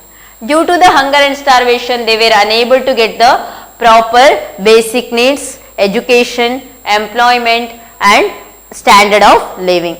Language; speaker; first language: English; non-native, local second language; Kannada